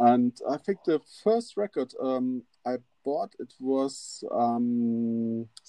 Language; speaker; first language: English; non-native, fluent; German